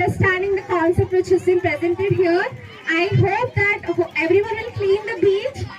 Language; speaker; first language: English; non-native, local second language; Telugu